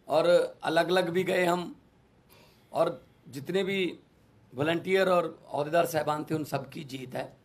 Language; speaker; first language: Hindi; non-native, local second language; Punjabi